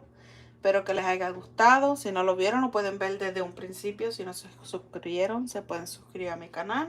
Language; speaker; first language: Spanish; early bilingual, heritage; Spanish